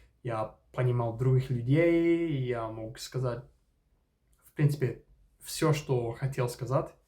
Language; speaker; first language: Russian; non-native, fluent; English